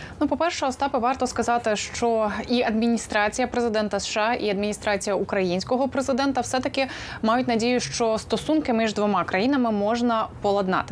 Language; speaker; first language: Ukrainian; native; Ukrainian